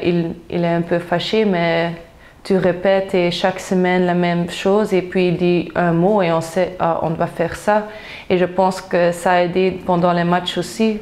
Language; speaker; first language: French; non-native, local second language; Dutch